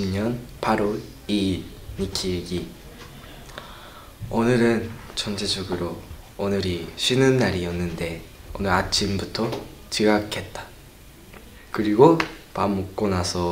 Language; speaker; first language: Korean; non-native, learner; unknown